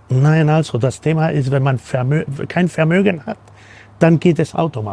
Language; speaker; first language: German; non-native, fluent; Spanish